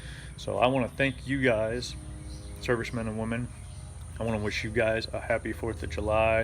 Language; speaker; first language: English; native; English